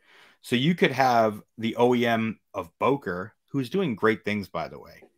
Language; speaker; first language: English; native; English